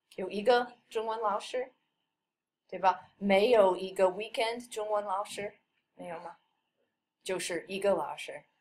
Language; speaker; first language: Chinese; non-native, fluent; English